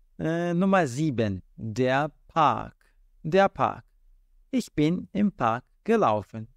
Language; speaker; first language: German; non-native, fluent; Portuguese